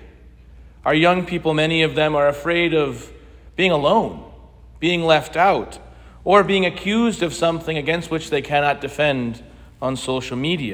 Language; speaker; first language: English; native; English